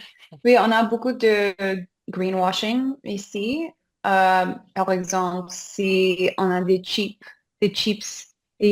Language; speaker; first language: French; non-native, learner; English